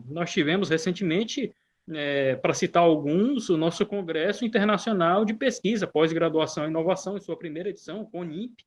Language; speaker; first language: Portuguese; native; Portuguese